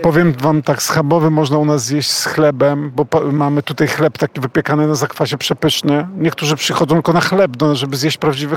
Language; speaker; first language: Polish; native; Polish